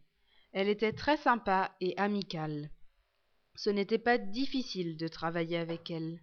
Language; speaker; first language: French; non-native, learner; English